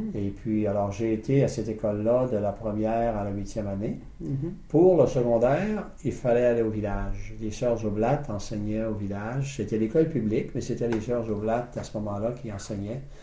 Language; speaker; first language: French; native; French